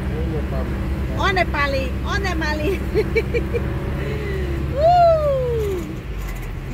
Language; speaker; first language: Spanish; native; Spanish